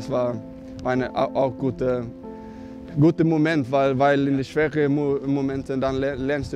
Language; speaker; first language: German; non-native, fluent; Swedish